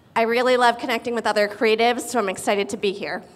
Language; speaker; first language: English; native; English